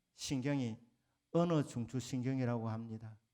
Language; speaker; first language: Korean; native; Korean